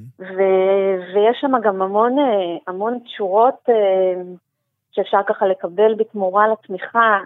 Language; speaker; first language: Hebrew; native; Hebrew